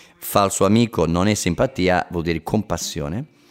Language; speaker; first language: Italian; non-native, fluent; English